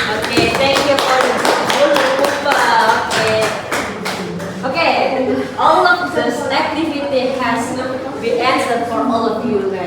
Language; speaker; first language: English; non-native, learner; Indonesian